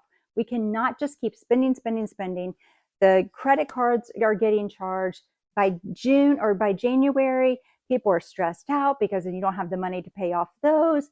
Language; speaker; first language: English; native; English